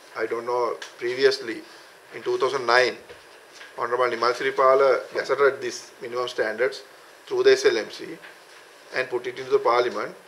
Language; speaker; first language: English; non-native, local second language; Sinhala